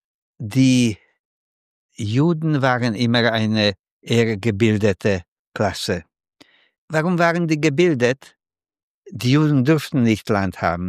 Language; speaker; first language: German; non-native, fluent; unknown